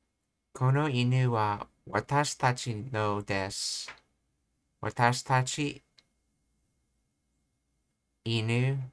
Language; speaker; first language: Japanese; non-native, learner; English